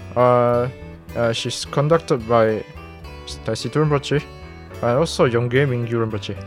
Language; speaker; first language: English; non-native, local second language; Min Nan Chinese